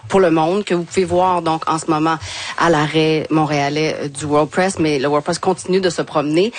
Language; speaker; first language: French; native; French